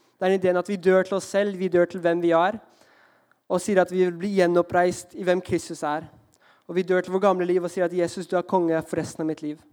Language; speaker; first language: Norwegian; early bilingual, heritage; Norwegian